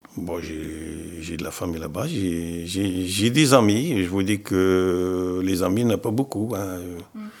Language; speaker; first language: French; non-native, fluent; Arabic